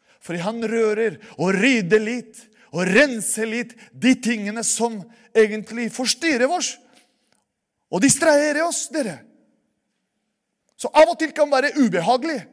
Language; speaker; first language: Norwegian; non-native, fluent; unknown